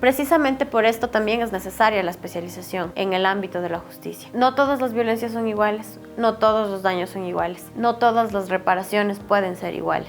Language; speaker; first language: Spanish; native; Spanish